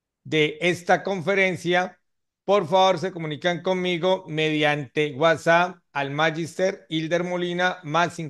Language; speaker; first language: Spanish; native; Spanish